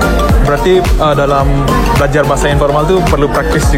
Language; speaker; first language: Indonesian; native; Indonesian